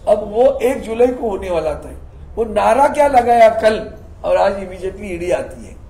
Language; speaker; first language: Hindi; non-native, local second language; Marathi